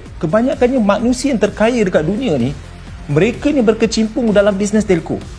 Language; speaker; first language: Malay; native; Malay